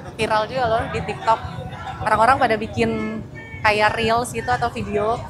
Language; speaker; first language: Indonesian; native; Indonesian